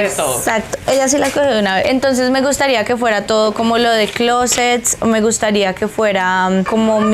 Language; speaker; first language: Spanish; native; Spanish